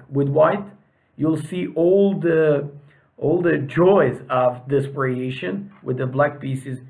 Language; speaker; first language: English; non-native, fluent; Serbian